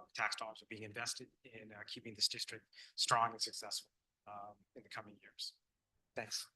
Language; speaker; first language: English; non-native, fluent; Chinese